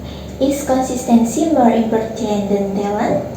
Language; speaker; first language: English; non-native, learner; Indonesian